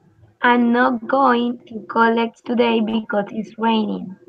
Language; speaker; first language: English; non-native, learner; Spanish